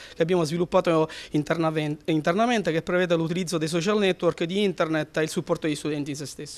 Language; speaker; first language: Italian; native; Italian